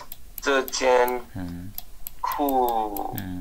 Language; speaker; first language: Chinese; non-native, learner; English